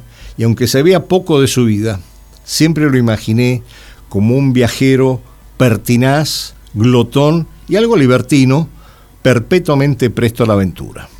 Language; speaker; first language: Spanish; native; Spanish